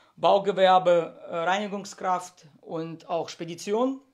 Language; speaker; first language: German; early bilingual, heritage; Russian